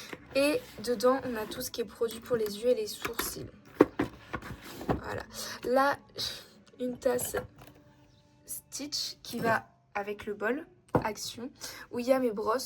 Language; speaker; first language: French; native; French